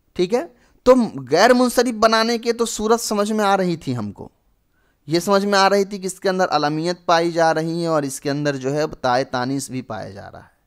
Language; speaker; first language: Hindi; native; Hindi